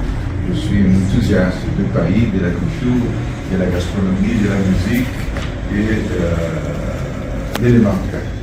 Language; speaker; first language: French; non-native, learner; Portuguese